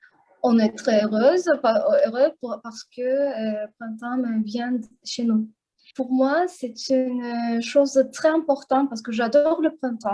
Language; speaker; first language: French; non-native, learner; Azerbaijani